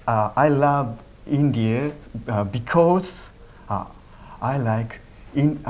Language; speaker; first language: English; non-native, learner; Japanese